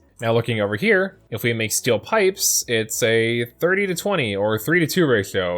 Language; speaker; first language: English; native; English